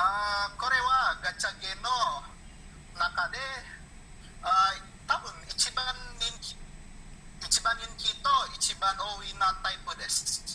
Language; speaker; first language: Japanese; non-native, learner; Indonesian